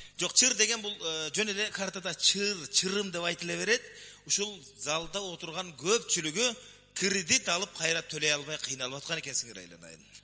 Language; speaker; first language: Kyrgyz; native; Kyrgyz